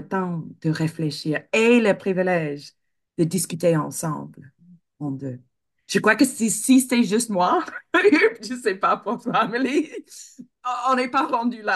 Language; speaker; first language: French; non-native, fluent; English